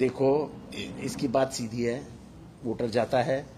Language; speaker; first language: Hindi; non-native, local second language; Marathi